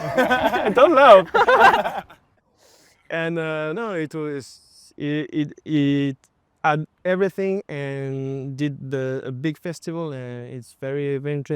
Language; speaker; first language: English; non-native, fluent; French